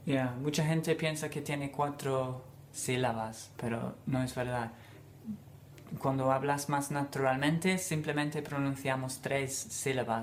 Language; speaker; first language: Spanish; non-native, fluent; English